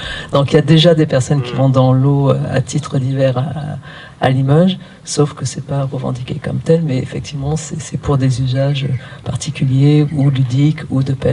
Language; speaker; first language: French; native; French